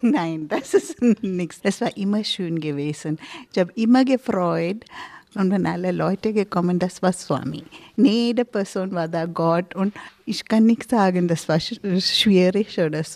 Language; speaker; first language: German; non-native, learner; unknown